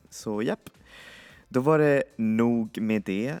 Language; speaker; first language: Swedish; native; Swedish